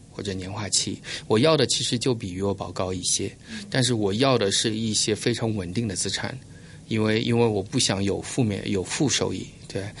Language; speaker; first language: Chinese; early bilingual, heritage; Chinese